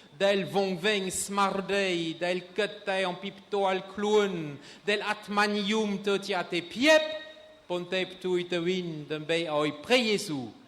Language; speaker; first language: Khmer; non-native, fluent; French